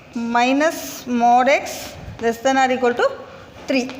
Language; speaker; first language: English; non-native, local second language; Tamil